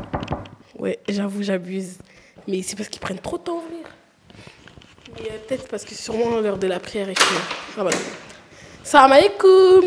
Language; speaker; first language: French; native; French